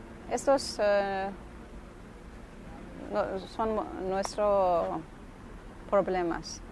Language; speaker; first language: Spanish; non-native, learner; Persian